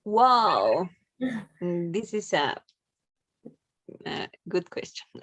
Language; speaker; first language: English; non-native, learner; Spanish